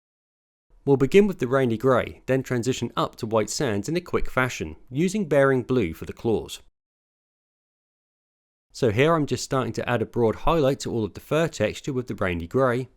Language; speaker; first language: English; native; English